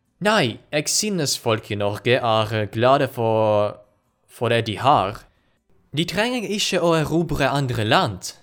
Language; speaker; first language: Norwegian; non-native, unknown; Ukrainian